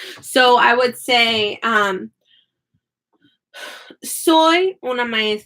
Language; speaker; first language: Spanish; non-native, fluent; English